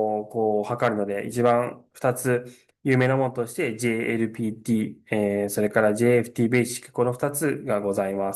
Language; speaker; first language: Japanese; native; Japanese